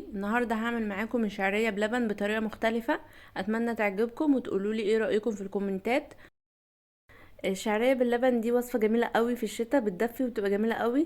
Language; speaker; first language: Arabic; native; Arabic